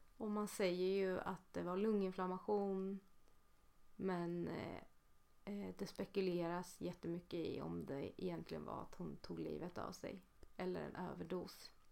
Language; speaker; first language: Swedish; native; Swedish